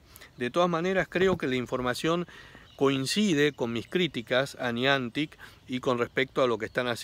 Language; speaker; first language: Spanish; native; Spanish